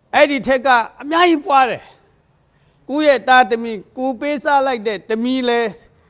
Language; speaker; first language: Burmese; non-native, local second language; Kachin